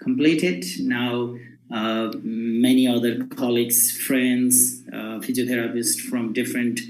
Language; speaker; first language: English; non-native, local second language; Nepali